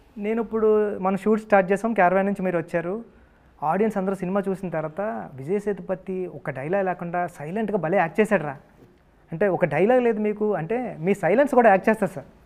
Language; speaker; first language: Telugu; native; Telugu